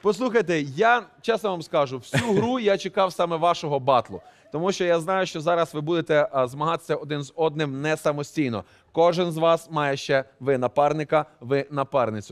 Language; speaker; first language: Ukrainian; native; Ukrainian